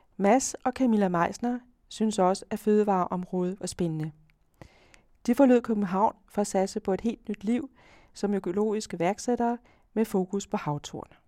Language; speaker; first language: Danish; native; Danish